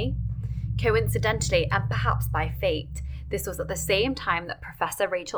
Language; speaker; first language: English; native; English